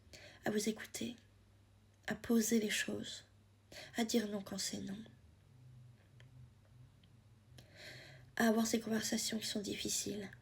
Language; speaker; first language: French; native; French